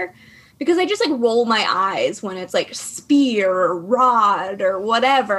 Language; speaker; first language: English; native; English